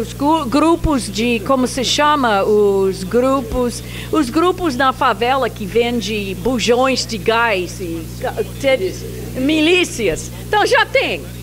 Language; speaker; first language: Portuguese; non-native, fluent; English